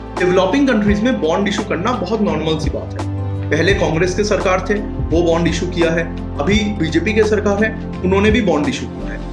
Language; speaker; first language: Hindi; non-native, local second language; Bangla